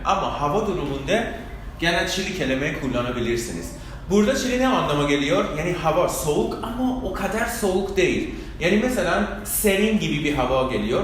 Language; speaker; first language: Turkish; non-native, fluent; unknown